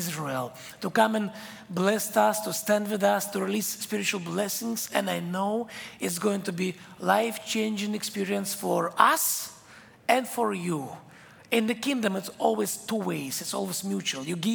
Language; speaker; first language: English; non-native, fluent; Hebrew